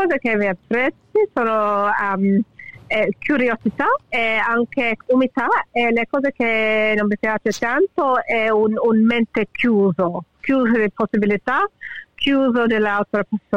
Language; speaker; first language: Italian; early bilingual, heritage; English